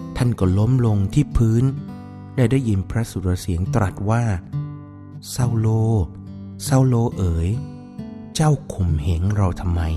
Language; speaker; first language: Thai; native; Thai